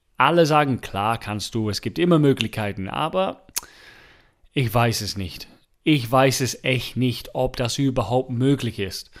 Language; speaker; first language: German; non-native, fluent; English